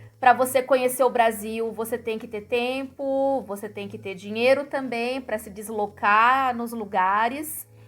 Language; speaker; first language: Portuguese; native; Portuguese